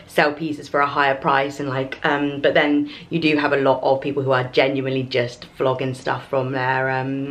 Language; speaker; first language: English; native; English